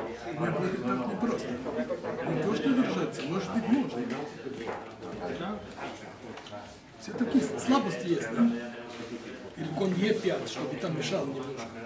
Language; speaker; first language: Russian; non-native, learner; Serbian